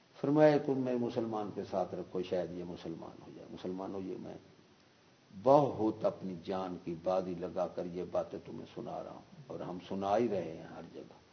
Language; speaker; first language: Urdu; non-native, local second language; Punjabi